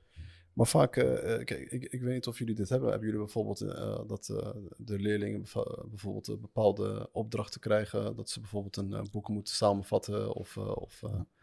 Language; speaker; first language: Dutch; early bilingual, other home language; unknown